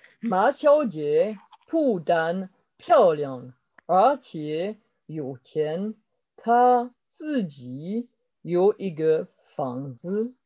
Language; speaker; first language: Chinese; non-native, learner; French